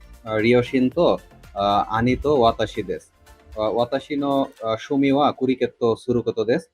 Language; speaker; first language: Japanese; non-native, learner; Bangla